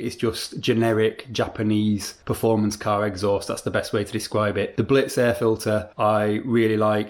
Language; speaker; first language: English; native; English